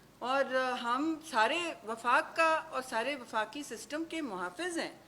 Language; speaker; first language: Urdu; native; Urdu